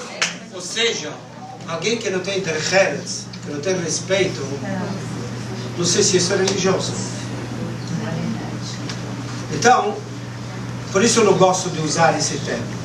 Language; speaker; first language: Portuguese; non-native, fluent; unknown